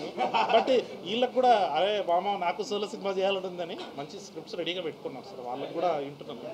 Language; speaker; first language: Telugu; native; Telugu